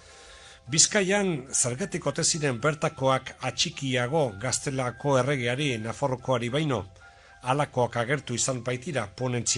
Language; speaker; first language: Basque; native; Basque